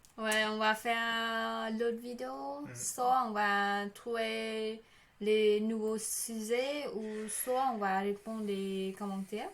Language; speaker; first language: French; non-native, learner; Khmer